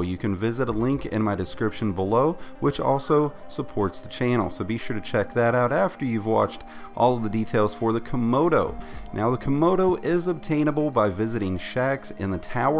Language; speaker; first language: English; native; English